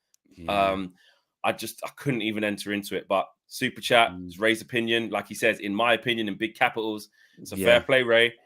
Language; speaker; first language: English; native; English